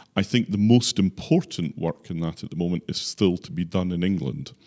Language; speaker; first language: English; native; English